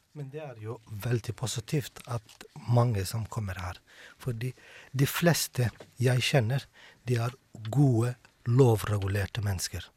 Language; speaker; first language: Norwegian; non-native, fluent; Somali